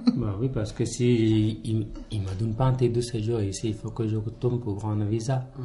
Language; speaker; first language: French; non-native, learner; Punjabi